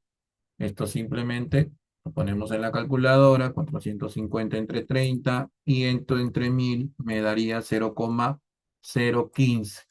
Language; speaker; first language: Spanish; native; Spanish